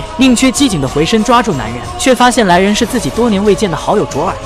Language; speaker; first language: Chinese; native; Chinese